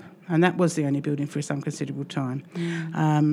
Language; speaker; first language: English; native; English